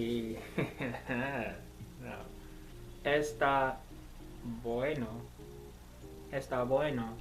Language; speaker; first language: Spanish; non-native, learner; English